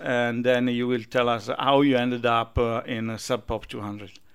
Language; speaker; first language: English; non-native, fluent; Italian